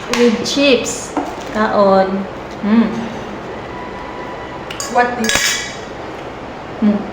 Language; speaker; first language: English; non-native, learner; Cebuano